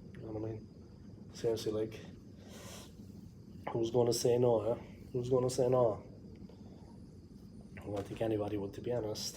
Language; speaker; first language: English; native; English